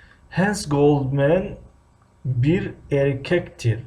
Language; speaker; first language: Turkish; non-native, fluent; Persian